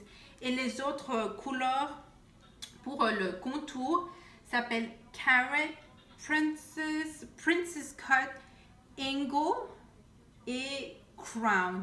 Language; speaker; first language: French; non-native, fluent; Spanish